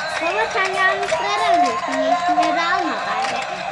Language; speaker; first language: Turkish; native; Turkish